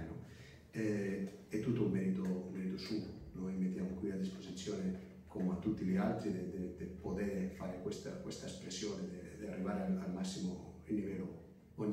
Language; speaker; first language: Italian; non-native, fluent; Spanish